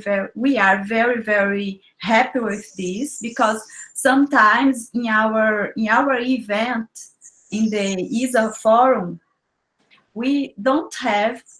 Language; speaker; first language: English; non-native, learner; Portuguese